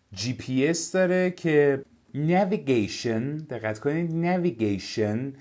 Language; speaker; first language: Persian; native; Persian